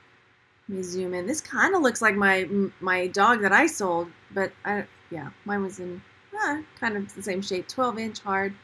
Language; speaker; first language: English; native; English